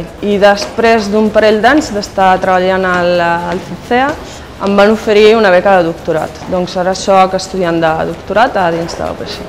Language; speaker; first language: Catalan; non-native, fluent; Italian